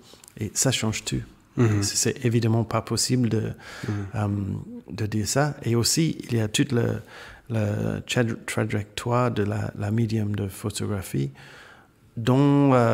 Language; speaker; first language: French; non-native, fluent; English